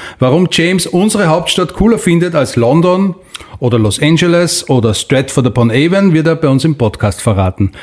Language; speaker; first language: German; native; German